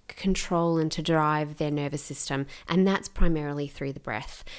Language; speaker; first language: English; native; English